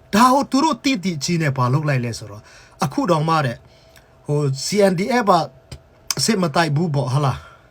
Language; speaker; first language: Burmese; non-native, local second language; Hakha Chin